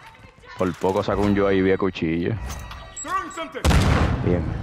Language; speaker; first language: Spanish; native; Spanish